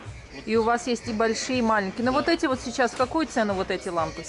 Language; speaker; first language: Russian; native; Russian